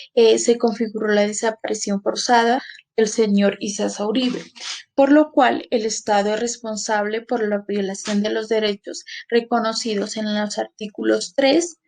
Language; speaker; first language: Spanish; native; Spanish